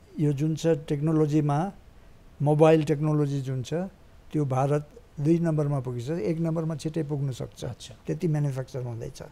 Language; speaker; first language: Nepali; native; Nepali